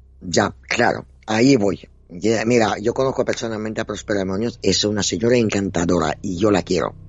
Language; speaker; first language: Spanish; non-native, fluent; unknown